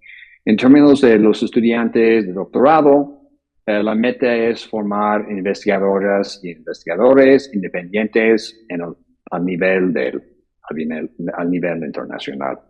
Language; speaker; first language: Spanish; non-native, fluent; English